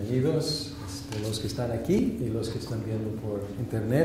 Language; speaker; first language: Spanish; non-native, fluent; English